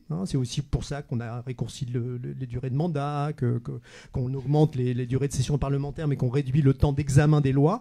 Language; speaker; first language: French; native; French